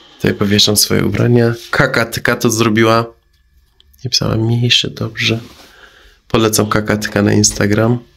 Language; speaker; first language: Polish; non-native, fluent; Persian